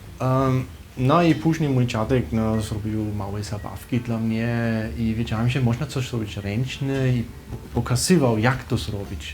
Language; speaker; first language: Polish; non-native, fluent; German